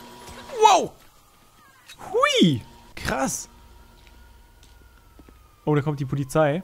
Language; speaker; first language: German; native; German